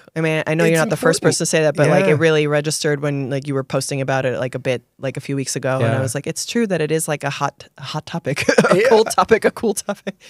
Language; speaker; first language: English; native; English